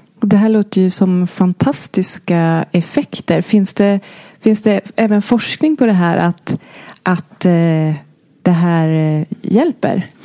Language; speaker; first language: Swedish; native; Swedish